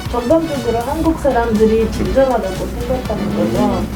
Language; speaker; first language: Korean; non-native, fluent; Russian